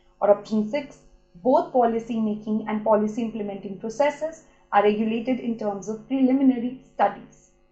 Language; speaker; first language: English; non-native, local second language; Hindi